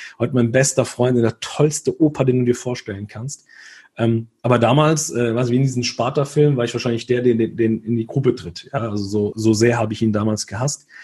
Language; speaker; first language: German; early bilingual, other home language; Italian